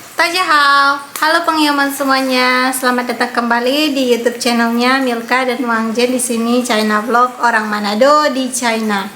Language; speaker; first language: Indonesian; native; Indonesian